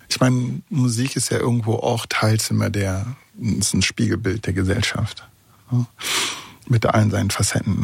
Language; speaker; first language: German; early bilingual, other home language; Kurdish